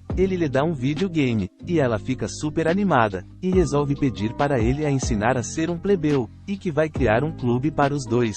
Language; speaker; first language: Portuguese; native; Portuguese